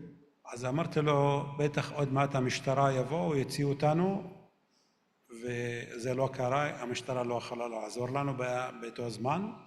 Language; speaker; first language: Hebrew; non-native, local second language; Arabic